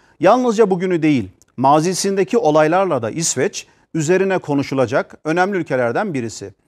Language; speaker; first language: Turkish; native; Turkish